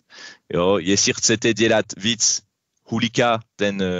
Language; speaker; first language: Czech; non-native, learner; French